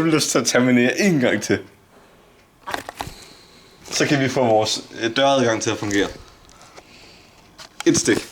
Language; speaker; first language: Danish; native; Danish